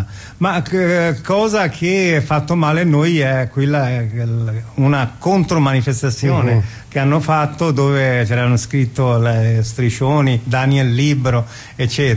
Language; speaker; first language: Italian; non-native, fluent; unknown